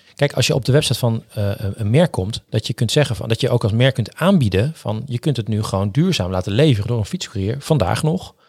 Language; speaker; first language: Dutch; native; Dutch